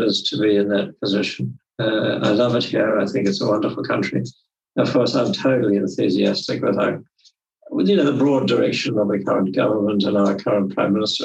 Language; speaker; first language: English; native; English